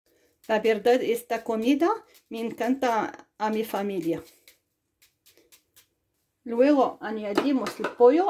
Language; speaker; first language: Spanish; non-native, fluent; Arabic